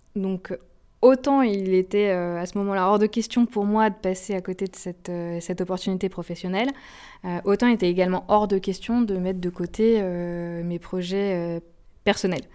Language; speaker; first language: French; native; French